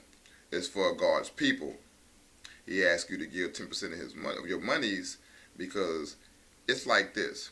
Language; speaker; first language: English; native; English